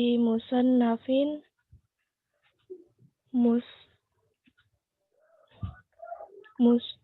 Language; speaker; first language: Arabic; non-native, learner; Indonesian